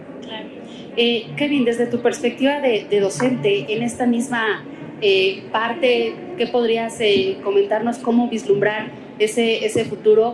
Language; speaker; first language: Spanish; native; Spanish